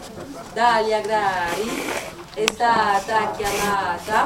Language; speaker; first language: Italian; non-native, fluent; French